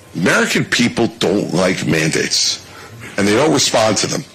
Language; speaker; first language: English; native; English